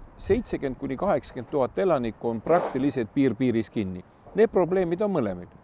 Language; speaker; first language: Estonian; native; Estonian